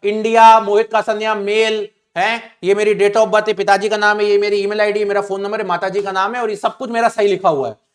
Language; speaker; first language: Hindi; native; Hindi